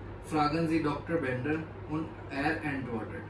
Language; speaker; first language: German; non-native, learner; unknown